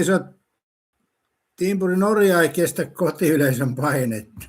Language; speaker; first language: Finnish; native; Finnish